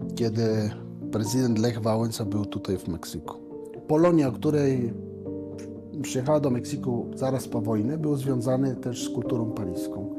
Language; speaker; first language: Polish; early bilingual, heritage; Spanish